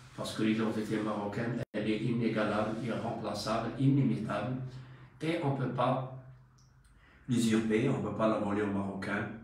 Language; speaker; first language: French; non-native, local second language; Arabic